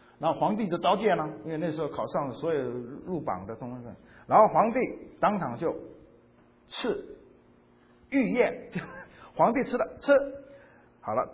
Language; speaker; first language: Chinese; native; Chinese